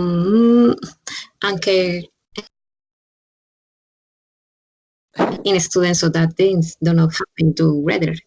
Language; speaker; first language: English; non-native, learner; Spanish